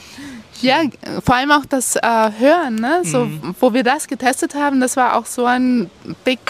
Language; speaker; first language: German; native; German